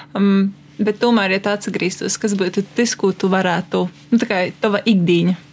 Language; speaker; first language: Latvian; native; Latvian